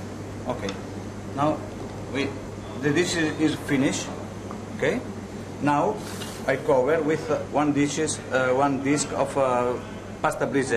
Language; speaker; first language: English; non-native, learner; Italian